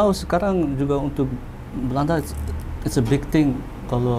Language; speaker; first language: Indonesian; early bilingual, heritage; Dutch